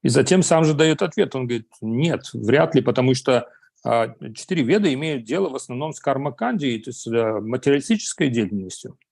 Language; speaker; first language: Russian; native; Russian